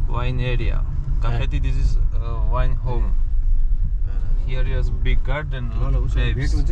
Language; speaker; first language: English; non-native, learner; Georgian